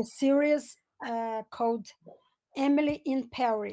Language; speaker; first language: English; non-native, learner; Portuguese